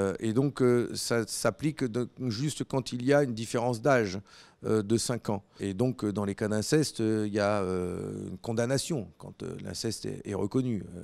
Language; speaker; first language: French; native; French